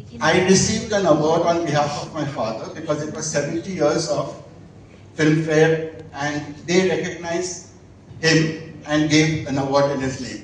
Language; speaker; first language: English; non-native, local second language; Bangla